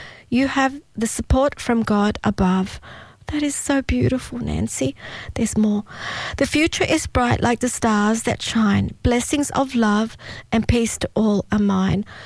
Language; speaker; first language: English; early bilingual, other home language; Italian